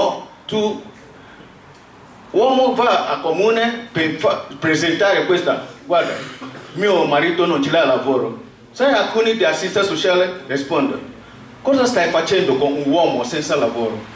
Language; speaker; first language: Italian; non-native, learner; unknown